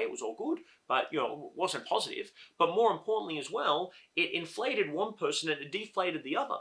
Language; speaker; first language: English; native; English